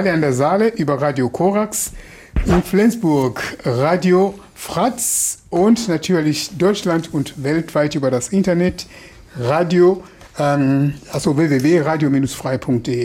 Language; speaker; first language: German; non-native, fluent; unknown